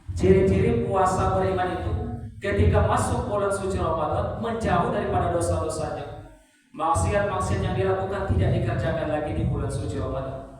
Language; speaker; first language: Indonesian; non-native, local second language; Minangkabau